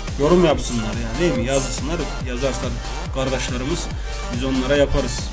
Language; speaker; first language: Turkish; native; Turkish